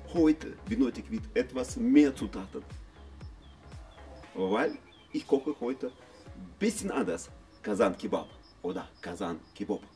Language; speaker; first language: German; non-native, learner; Russian